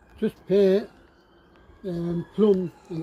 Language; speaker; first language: English; native; English